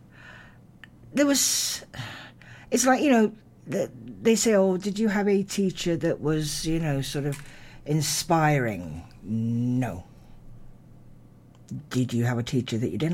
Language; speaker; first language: English; native; English